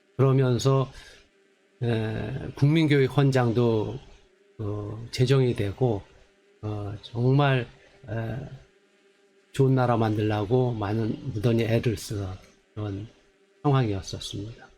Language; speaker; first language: Korean; native; Korean